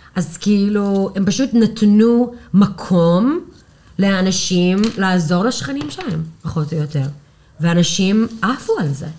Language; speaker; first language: Hebrew; non-native, fluent; English